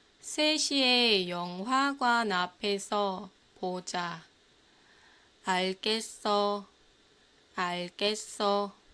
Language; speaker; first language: Korean; non-native, fluent; Thai